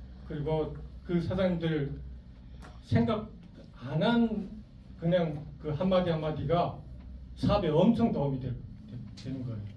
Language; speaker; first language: Korean; non-native, fluent; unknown